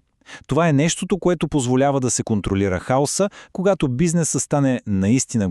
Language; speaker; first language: Bulgarian; native; Bulgarian